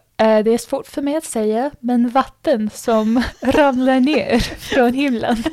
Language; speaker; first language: Swedish; non-native, fluent; English